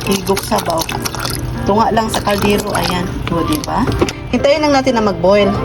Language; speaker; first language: Filipino; non-native, local second language; Cebuano